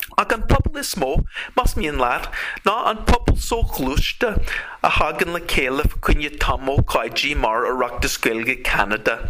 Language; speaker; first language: Irish; non-native, fluent; English